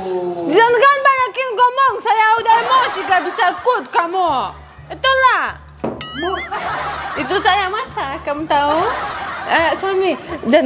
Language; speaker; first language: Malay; non-native, learner; Russian